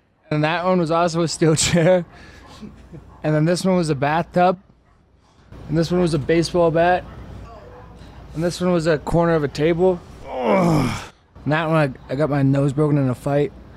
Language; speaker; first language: English; native; English